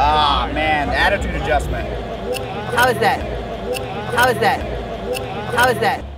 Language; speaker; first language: English; non-native, learner; Portuguese